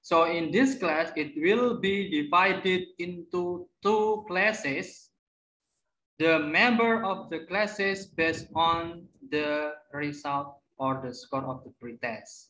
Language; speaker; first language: English; non-native, learner; Indonesian